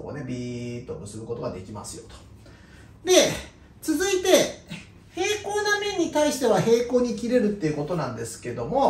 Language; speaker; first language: Japanese; native; Japanese